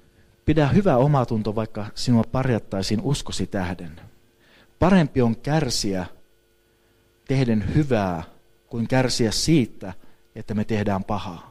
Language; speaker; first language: Finnish; native; Finnish